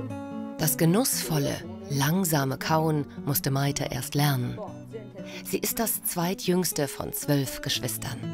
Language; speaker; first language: German; native; German